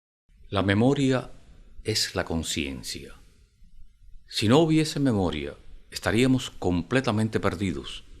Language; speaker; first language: Spanish; native; Spanish